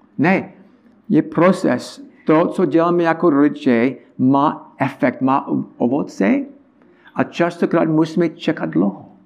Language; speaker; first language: Czech; non-native, learner; English